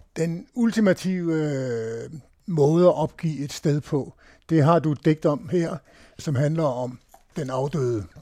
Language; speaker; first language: Danish; native; Danish